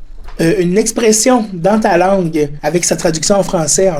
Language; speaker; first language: French; native; French